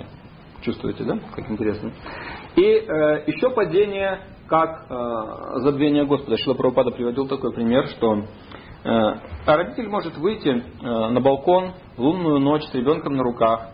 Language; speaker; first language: Russian; native; Russian